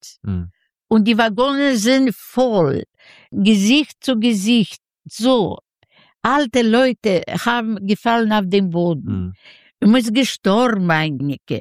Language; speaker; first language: German; non-native, learner; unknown